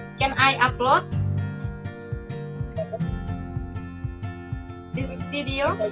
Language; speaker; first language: English; non-native, learner; Indonesian